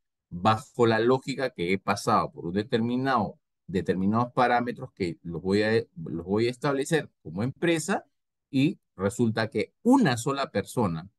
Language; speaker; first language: Spanish; native; Spanish